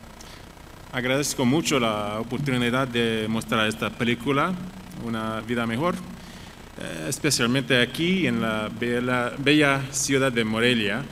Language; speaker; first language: Spanish; non-native, learner; English